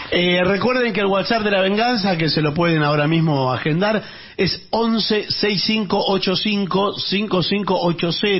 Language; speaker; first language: Spanish; native; Spanish